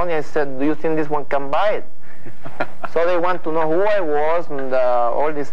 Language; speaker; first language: English; non-native, fluent; Spanish